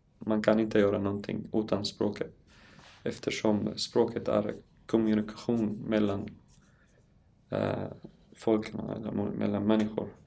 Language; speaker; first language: Swedish; non-native, learner; Arabic